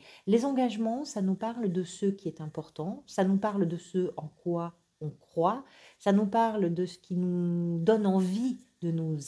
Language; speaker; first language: French; native; French